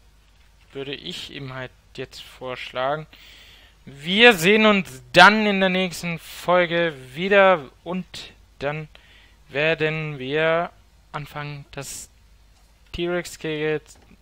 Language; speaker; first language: German; native; German